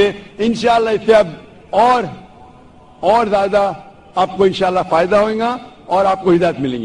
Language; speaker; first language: Hindi; non-native, local second language; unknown